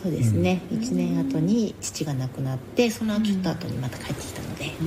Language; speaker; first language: Japanese; native; Japanese